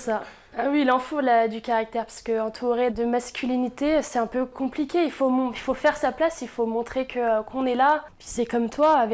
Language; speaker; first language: French; native; French